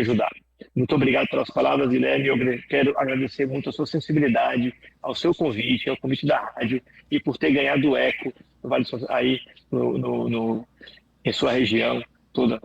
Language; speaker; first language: Portuguese; native; Portuguese